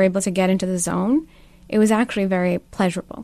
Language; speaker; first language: English; non-native, local second language; Urdu